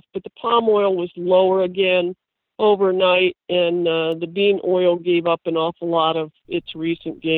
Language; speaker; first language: English; native; English